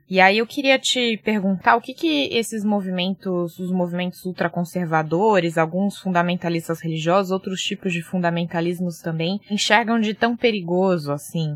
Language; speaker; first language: Portuguese; native; Portuguese